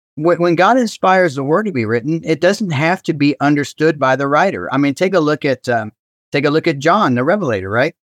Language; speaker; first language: English; native; English